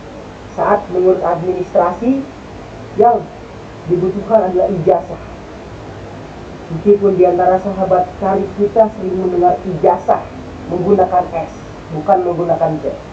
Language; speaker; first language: Indonesian; native; Indonesian